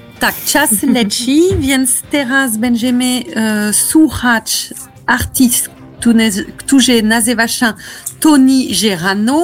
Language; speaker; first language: Polish; non-native, learner; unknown